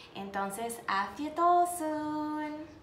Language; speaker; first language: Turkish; non-native, learner; Spanish